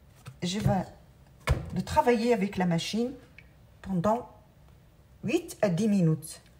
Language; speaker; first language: French; non-native, local second language; Arabic